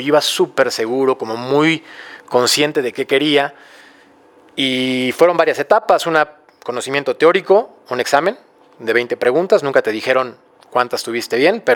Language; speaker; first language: Spanish; native; Spanish